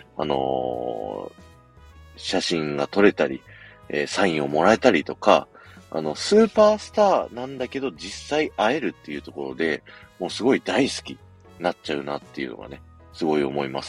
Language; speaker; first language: Japanese; native; Japanese